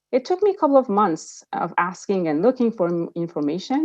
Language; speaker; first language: English; non-native, fluent; Persian